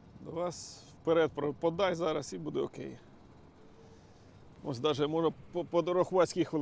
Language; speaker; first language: Ukrainian; non-native, local second language; Russian